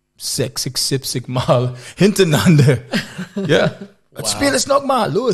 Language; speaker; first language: German; non-native, learner; English